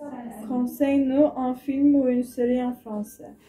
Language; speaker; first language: French; non-native, learner; Turkish